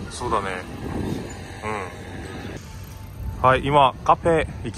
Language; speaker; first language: Japanese; non-native, fluent; Korean